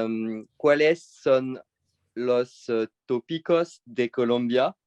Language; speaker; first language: Spanish; non-native, learner; French